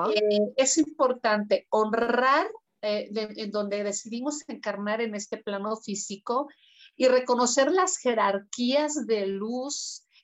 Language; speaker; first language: Spanish; native; Spanish